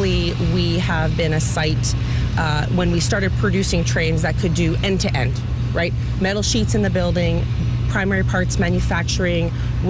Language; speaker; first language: English; native; English